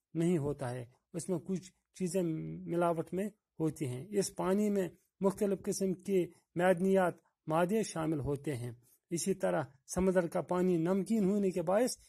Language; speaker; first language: Urdu; non-native, local second language; Kashmiri